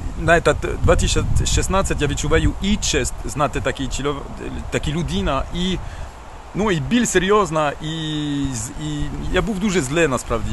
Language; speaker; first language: Ukrainian; non-native, learner; French